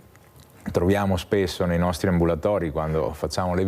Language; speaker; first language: Italian; native; Italian